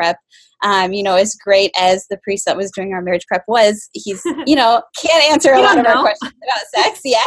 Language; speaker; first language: English; native; English